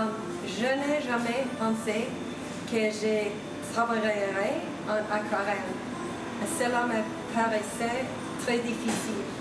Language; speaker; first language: French; non-native, fluent; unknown